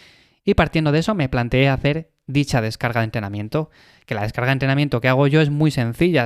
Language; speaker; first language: Spanish; native; Spanish